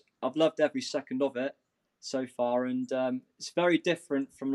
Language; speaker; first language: English; native; English